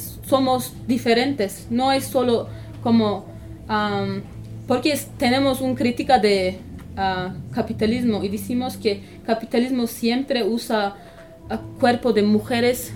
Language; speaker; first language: Spanish; non-native, learner; Kurdish